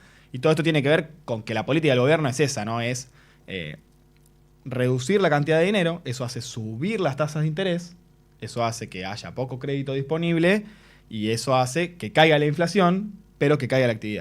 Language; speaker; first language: Spanish; native; Spanish